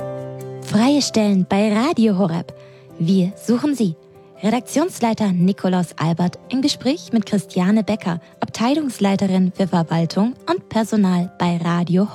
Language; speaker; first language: German; native; German